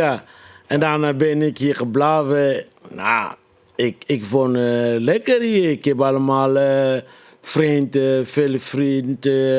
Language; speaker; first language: Dutch; non-native, fluent; Lingala